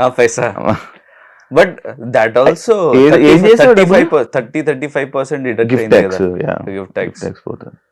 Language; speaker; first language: Telugu; non-native, learner; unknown